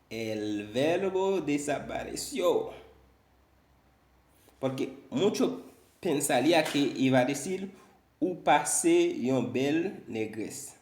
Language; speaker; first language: Spanish; non-native, fluent; Haitian Creole